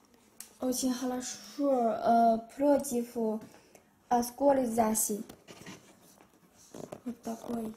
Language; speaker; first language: Russian; non-native, learner; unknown